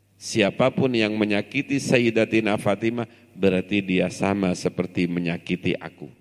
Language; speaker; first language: Indonesian; non-native, local second language; Javanese